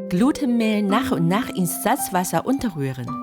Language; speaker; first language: German; non-native, fluent; Chinese